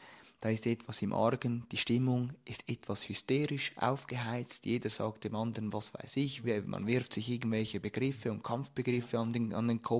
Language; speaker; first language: German; native; German